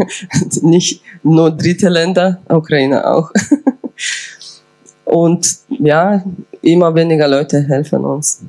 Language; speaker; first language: German; non-native, fluent; Ukrainian